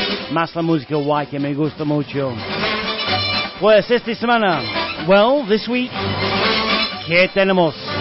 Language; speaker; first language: Spanish; non-native, fluent; English